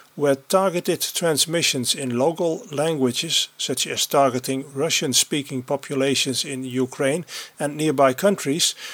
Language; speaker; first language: English; non-native, fluent; Dutch